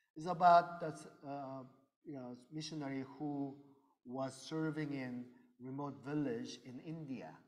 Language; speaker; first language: English; early bilingual, other home language; Korean